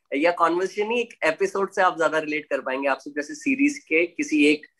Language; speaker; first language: Hindi; native; Hindi